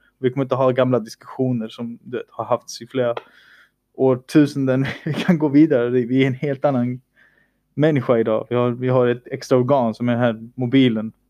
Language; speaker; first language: Swedish; early bilingual, other home language; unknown